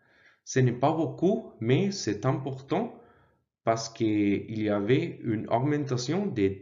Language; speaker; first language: French; non-native, learner; Spanish